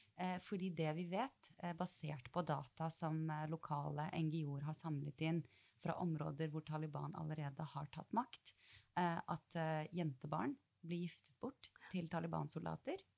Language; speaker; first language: Norwegian; early bilingual, other home language; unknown